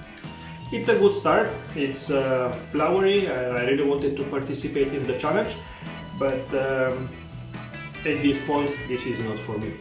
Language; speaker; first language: English; non-native, fluent; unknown